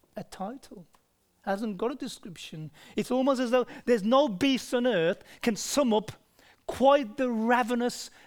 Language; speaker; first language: English; native; English